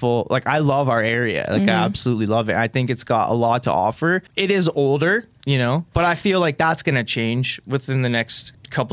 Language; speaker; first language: English; native; English